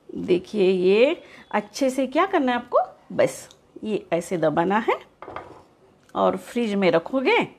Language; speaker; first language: Hindi; non-native, local second language; Marathi